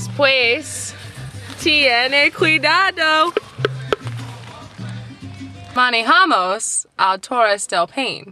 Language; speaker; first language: Spanish; non-native, learner; English